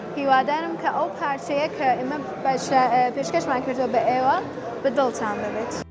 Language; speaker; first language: Central Kurdish; non-native, local second language; Southern Kurdish